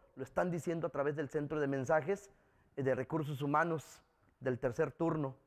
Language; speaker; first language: Spanish; native; Spanish